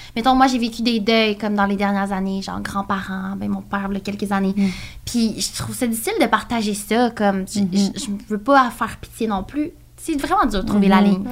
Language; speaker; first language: French; native; French